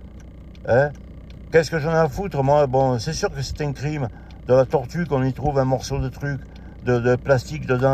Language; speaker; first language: French; native; French